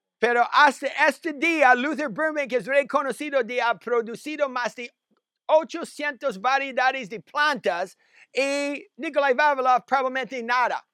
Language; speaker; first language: Spanish; non-native, learner; English